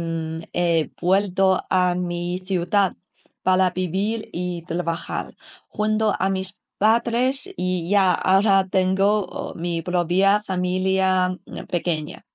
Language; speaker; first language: Spanish; non-native, fluent; Chinese